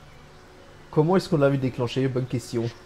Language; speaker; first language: French; native; French